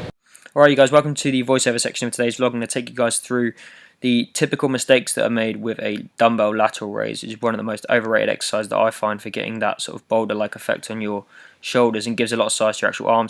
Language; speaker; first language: English; native; English